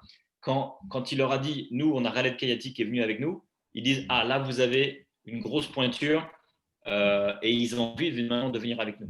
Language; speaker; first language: French; native; French